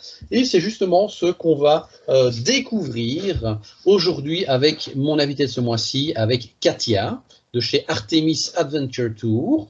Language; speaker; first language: French; native; French